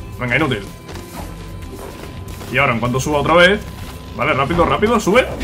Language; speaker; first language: Spanish; native; Spanish